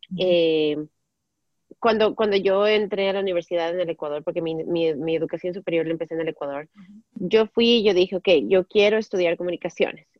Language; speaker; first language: Spanish; native; Spanish